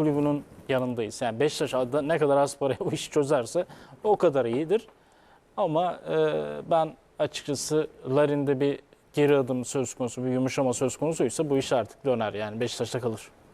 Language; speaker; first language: Turkish; native; Turkish